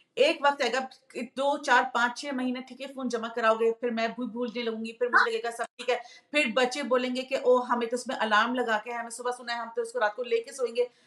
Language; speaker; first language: Urdu; native; Urdu